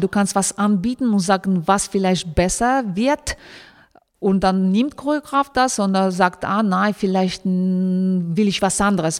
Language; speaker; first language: German; non-native, fluent; Russian